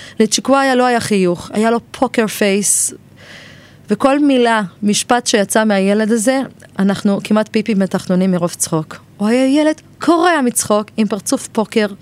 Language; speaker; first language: Hebrew; native; Hebrew